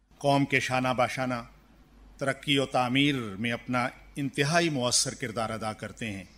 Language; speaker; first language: Urdu; native; Urdu